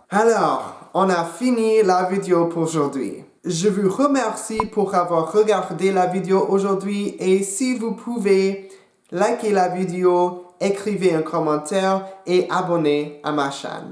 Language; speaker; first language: French; non-native, local second language; English